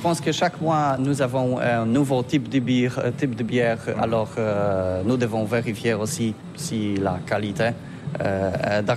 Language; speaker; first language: French; non-native, learner; Polish